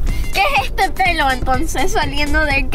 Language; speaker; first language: Spanish; early bilingual, heritage; Spanish